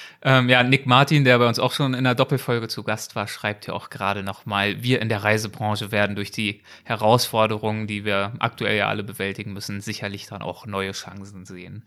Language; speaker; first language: German; native; German